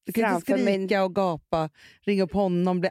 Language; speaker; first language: Swedish; native; Swedish